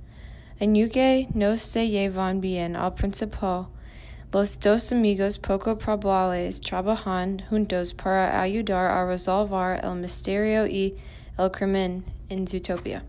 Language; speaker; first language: Spanish; non-native, learner; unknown